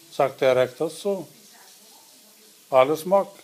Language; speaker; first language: Dutch; non-native, learner; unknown